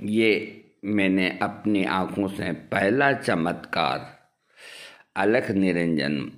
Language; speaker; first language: Hindi; native; Hindi